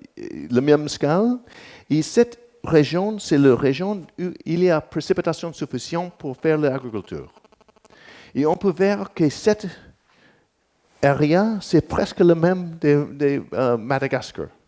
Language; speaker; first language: French; non-native, learner; English